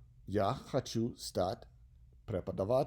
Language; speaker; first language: Russian; non-native, learner; English